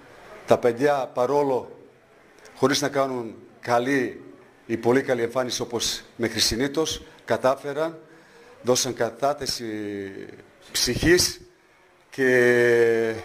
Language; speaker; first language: Greek; non-native, fluent; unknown